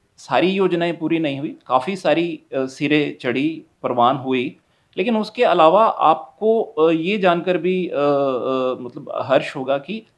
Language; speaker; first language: Hindi; native; Hindi